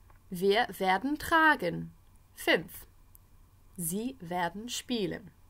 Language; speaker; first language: German; non-native, fluent; English